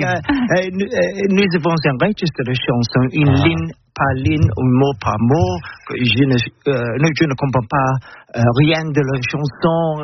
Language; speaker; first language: French; non-native, learner; English